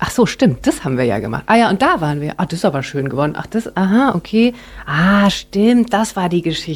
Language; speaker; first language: German; early bilingual, other home language; Japanese